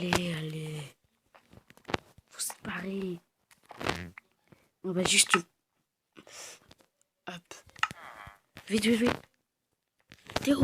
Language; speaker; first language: French; native; French